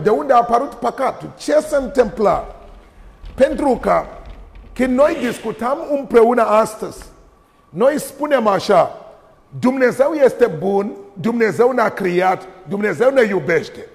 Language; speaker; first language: Romanian; non-native, learner; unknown